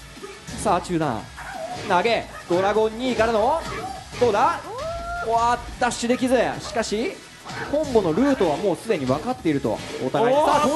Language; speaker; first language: Japanese; native; Japanese